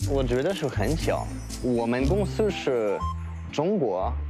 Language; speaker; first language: Chinese; non-native, fluent; French